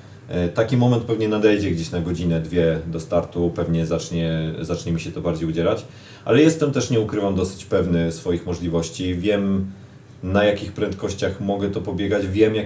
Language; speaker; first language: Polish; native; Polish